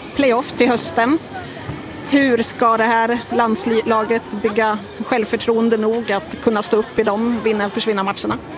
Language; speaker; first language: Swedish; native; Swedish